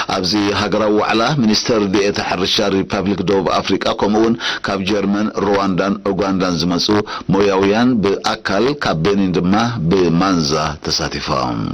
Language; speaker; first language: Tigrinya; native; Tigrinya